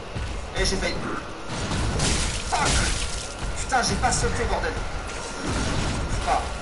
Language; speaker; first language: French; native; French